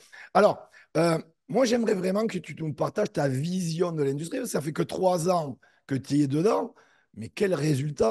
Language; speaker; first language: French; native; French